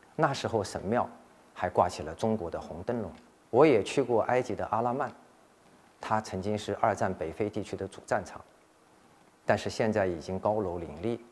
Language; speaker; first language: Chinese; native; Chinese